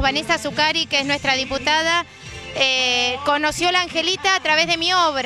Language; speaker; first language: Spanish; native; Spanish